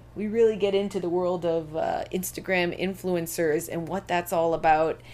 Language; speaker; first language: English; native; English